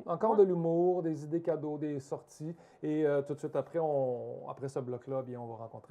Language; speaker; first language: French; native; French